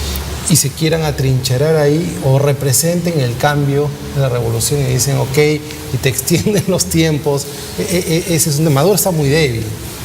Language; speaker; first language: Spanish; native; Spanish